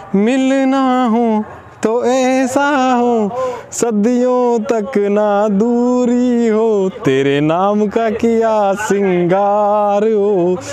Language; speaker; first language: Hindi; native; Hindi